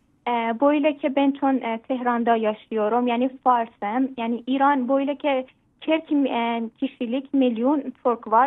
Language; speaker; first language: Turkish; non-native, learner; Persian